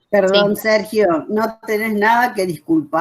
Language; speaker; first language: Spanish; native; Spanish